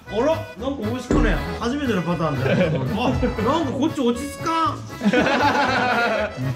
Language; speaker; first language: Japanese; native; Japanese